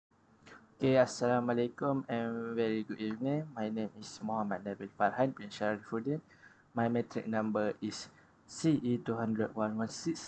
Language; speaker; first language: English; non-native, learner; Malay